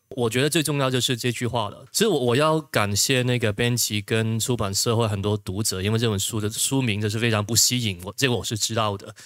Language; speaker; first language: Chinese; non-native, local second language; Cantonese